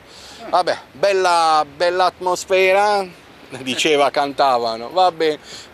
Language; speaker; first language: Italian; native; Italian